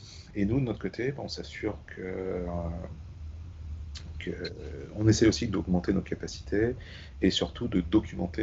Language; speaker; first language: French; native; French